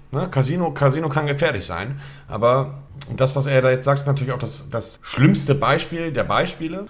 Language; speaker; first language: German; native; German